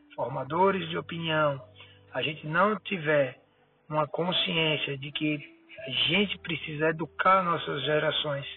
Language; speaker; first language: Portuguese; native; Portuguese